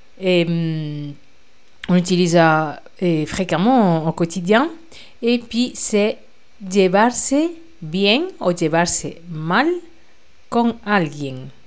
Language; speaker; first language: French; non-native, fluent; Spanish